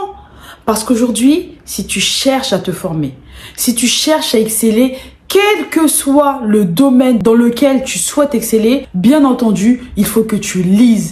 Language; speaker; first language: French; native; French